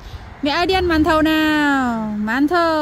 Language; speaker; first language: Korean; non-native, learner; Vietnamese